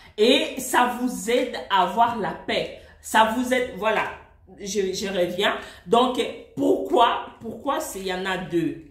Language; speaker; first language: French; non-native, local second language; Swahili